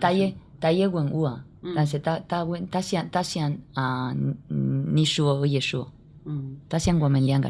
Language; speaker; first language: Chinese; non-native, learner; Spanish